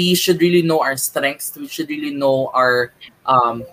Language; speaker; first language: English; non-native, local second language; Filipino